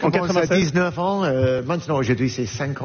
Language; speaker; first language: French; non-native, learner; English